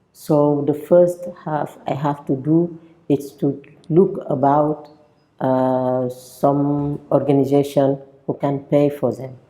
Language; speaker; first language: English; non-native, local second language; French